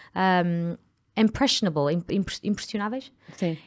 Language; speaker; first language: Portuguese; non-native, local second language; English